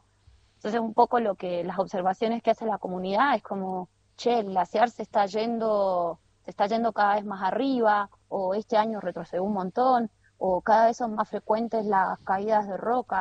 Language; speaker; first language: Spanish; native; Spanish